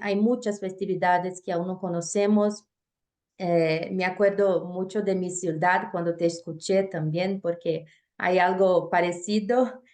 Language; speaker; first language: Spanish; non-native, fluent; Portuguese